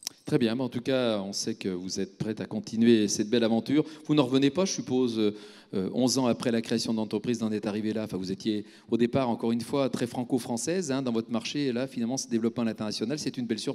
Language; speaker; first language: French; native; French